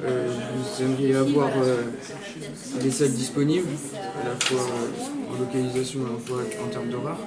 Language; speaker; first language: French; native; French